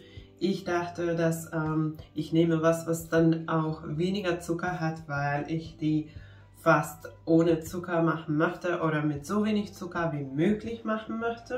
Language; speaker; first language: German; non-native, fluent; Finnish